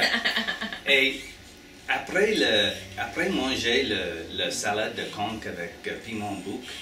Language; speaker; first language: French; non-native, learner; English